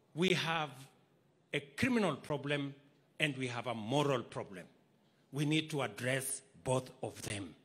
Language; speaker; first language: English; non-native, local second language; Swahili